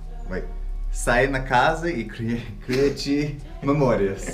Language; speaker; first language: Portuguese; non-native, learner; English